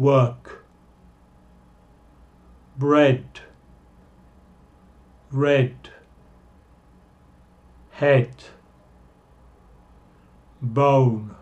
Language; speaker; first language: English; non-native, fluent; Spanish